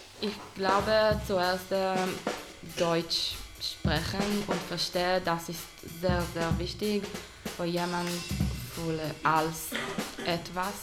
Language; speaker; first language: German; non-native, learner; Hebrew